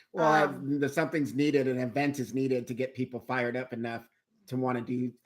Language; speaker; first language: English; native; English